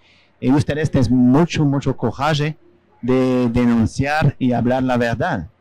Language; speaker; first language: Spanish; non-native, fluent; French